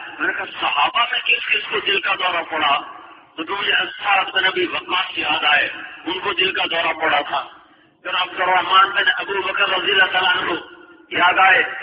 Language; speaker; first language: Urdu; non-native, local second language; Punjabi